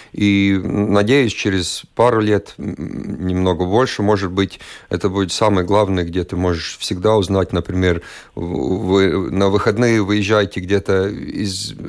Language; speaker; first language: Russian; non-native, local second language; Latvian